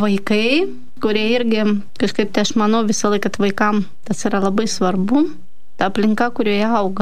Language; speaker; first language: Lithuanian; non-native, fluent; Russian